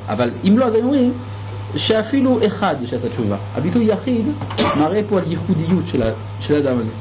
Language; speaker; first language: Hebrew; non-native, fluent; French